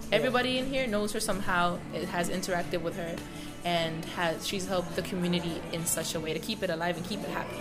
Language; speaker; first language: English; non-native, fluent; Spanish